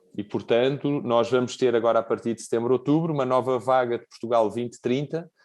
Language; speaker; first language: Portuguese; native; Portuguese